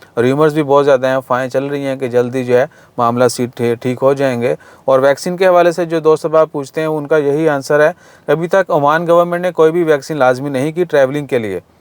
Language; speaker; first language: Urdu; non-native, local second language; Punjabi